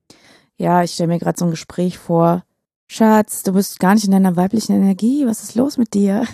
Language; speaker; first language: German; native; German